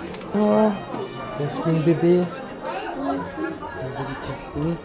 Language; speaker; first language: French; native; French